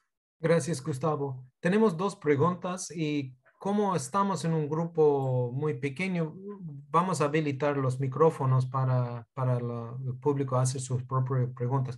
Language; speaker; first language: Spanish; non-native, fluent; English